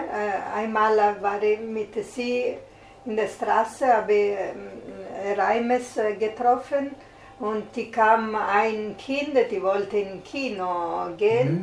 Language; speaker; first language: German; non-native, learner; Italian